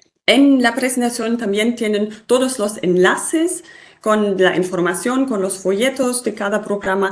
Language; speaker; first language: Spanish; non-native, fluent; German